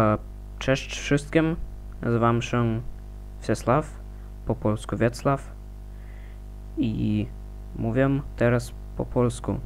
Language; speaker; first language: Polish; non-native, learner; Russian